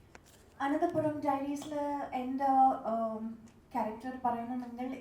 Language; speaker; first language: Malayalam; non-native, local second language; Tamil